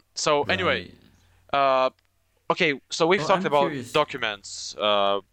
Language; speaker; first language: English; non-native, fluent; Romanian